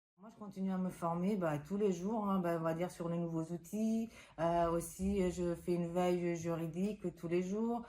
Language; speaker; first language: French; non-native, fluent; Spanish